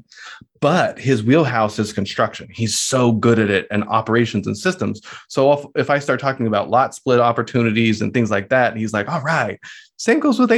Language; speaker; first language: English; native; English